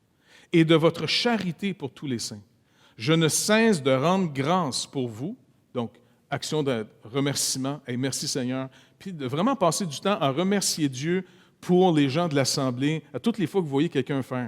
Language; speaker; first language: French; native; French